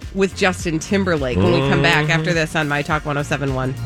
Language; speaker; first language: English; early bilingual, other home language; Norwegian